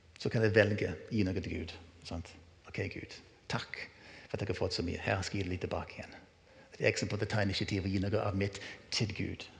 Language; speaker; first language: Norwegian; non-native, fluent; English